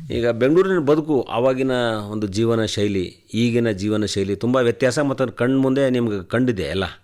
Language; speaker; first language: Kannada; native; Kannada